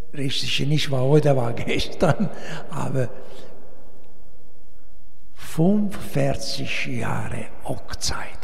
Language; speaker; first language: German; non-native, learner; Italian